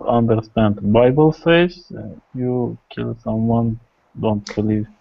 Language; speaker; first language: English; non-native, learner; Kurdish